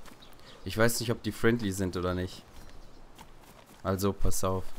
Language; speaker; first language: German; native; German